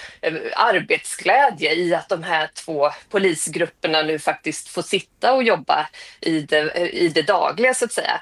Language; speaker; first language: Swedish; native; Swedish